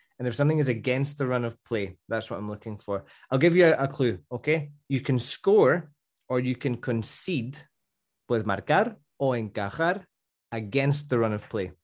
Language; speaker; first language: English; native; English